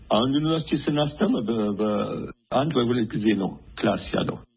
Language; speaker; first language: Amharic; non-native, fluent; German